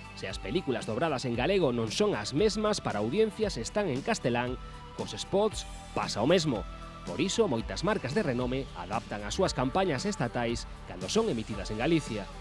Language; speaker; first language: Galician; native; Galician